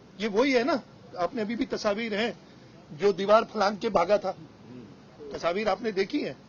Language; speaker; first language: Urdu; non-native, local second language; Sindhi